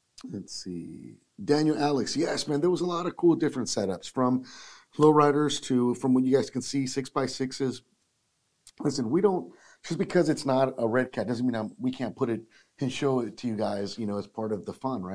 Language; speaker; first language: English; early bilingual, other home language; Spanish